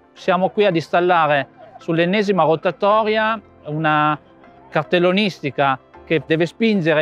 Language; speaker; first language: Italian; native; Italian